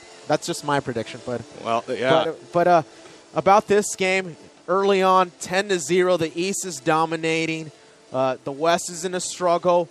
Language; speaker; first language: English; native; English